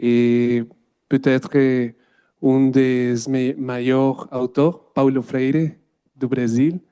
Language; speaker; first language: French; non-native, learner; Spanish